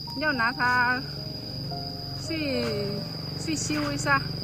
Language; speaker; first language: Chinese; non-native, learner; Lao